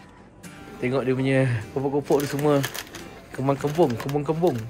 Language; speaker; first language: Malay; native; Malay